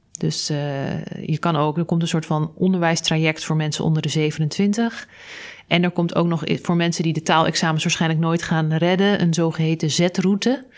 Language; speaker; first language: Dutch; native; Dutch